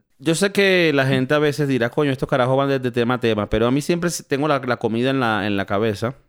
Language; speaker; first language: Spanish; native; Spanish